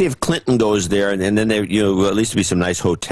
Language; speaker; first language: English; native; English